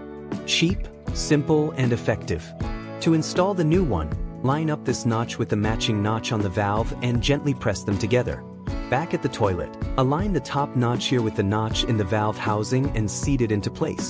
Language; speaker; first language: English; native; English